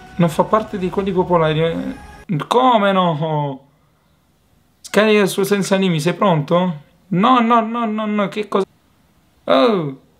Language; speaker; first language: Italian; native; Italian